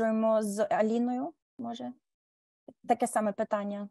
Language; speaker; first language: Ukrainian; early bilingual, heritage; Ukrainian